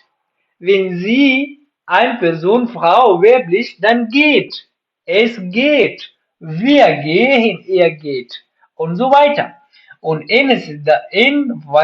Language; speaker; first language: German; non-native, fluent; Pashto